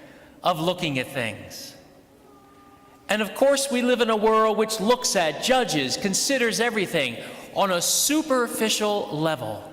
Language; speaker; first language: English; native; English